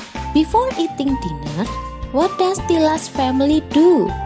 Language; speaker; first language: English; non-native, fluent; Indonesian